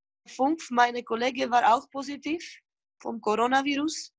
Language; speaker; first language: German; non-native, learner; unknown